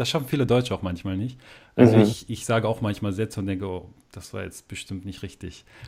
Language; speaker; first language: German; native; German